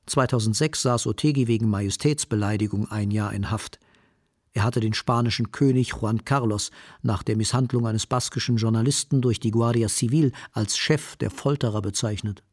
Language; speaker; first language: German; native; German